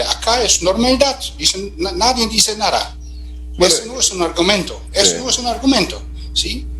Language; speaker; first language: Spanish; non-native, fluent; German